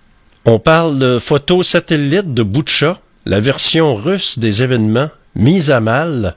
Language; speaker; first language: French; native; French